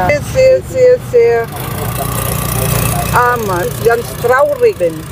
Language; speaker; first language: German; non-native, learner; Filipino